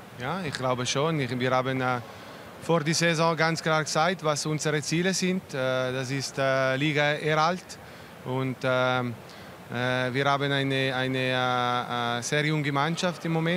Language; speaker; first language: German; non-native, local second language; Italian